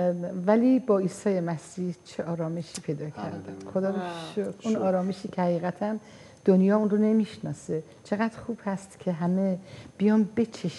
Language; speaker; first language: Persian; non-native, fluent; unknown